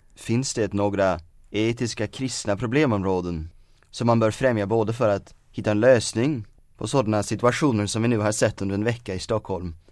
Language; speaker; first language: Swedish; native; Swedish